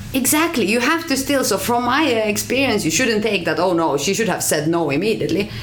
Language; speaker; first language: English; non-native, fluent; Finnish